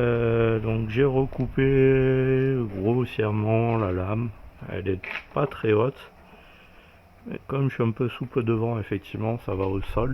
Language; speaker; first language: French; native; French